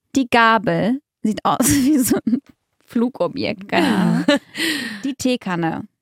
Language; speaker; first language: German; early bilingual, other home language; Russian